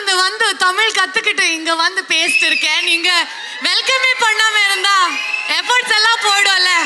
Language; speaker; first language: Tamil; non-native, fluent; Kannada